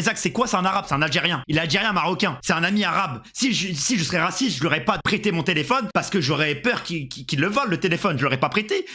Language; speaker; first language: French; native; French